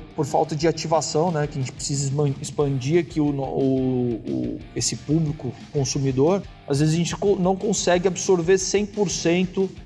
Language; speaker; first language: Portuguese; native; Portuguese